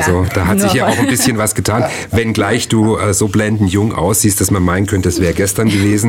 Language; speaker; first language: German; native; German